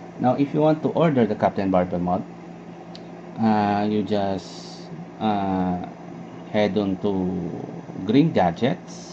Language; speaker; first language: English; non-native, local second language; Filipino